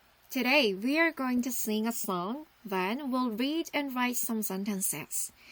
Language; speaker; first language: English; non-native, fluent; Korean